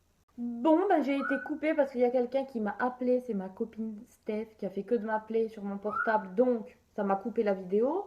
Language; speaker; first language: French; native; French